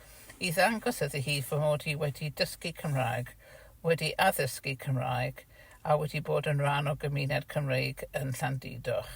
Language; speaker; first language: Welsh; non-native, fluent; English